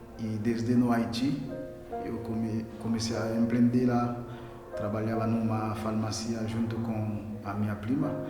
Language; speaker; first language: Portuguese; non-native, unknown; Haitian Creole